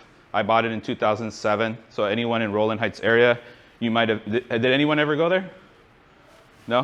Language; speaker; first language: English; native; English